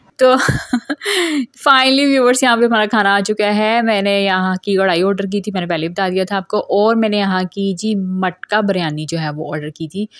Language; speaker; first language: Urdu; non-native, local second language; Punjabi